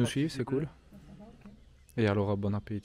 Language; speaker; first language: French; native; French